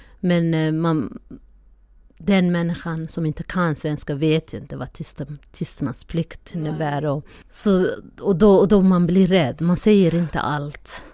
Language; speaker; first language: Swedish; non-native, fluent; Somali